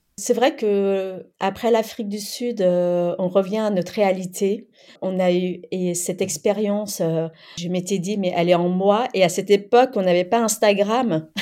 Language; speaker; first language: French; early bilingual, other home language; Khmer